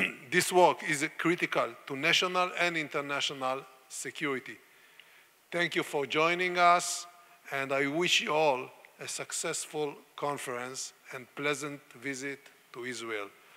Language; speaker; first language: English; non-native, fluent; Hebrew